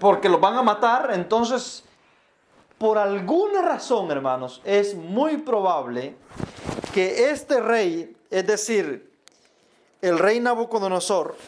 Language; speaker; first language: Spanish; native; Spanish